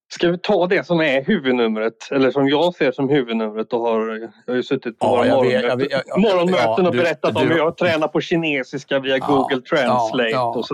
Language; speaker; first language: Swedish; native; Swedish